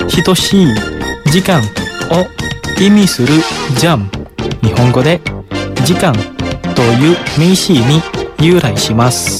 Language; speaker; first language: Japanese; non-native, fluent; Indonesian